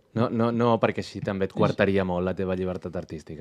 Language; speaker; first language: Catalan; native; Catalan